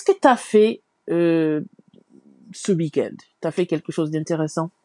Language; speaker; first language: French; non-native, fluent; English